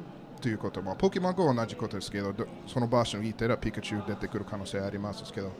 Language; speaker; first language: Japanese; non-native, learner; English